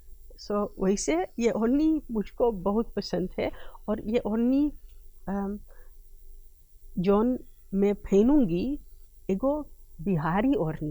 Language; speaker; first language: Hindi; early bilingual, heritage; Dutch